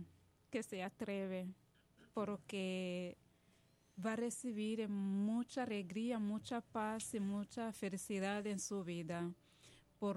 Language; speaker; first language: Spanish; non-native, fluent; Kinyarwanda